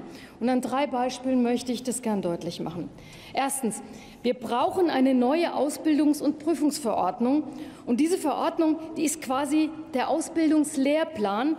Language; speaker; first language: German; native; German